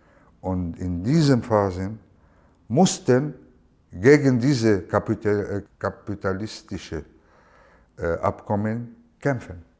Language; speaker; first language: German; non-native, learner; Arabic